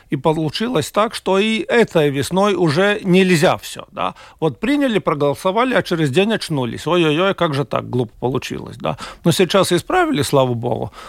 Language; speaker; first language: Russian; non-native, local second language; Latvian